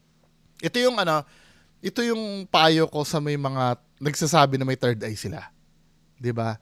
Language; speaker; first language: Filipino; native; Filipino